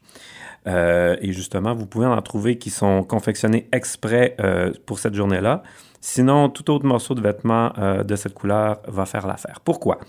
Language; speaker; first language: French; native; French